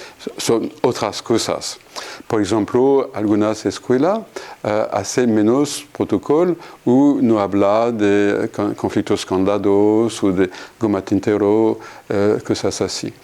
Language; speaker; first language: Spanish; non-native, fluent; French